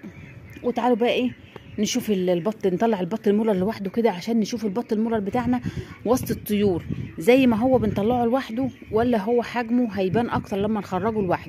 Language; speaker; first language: Arabic; native; Arabic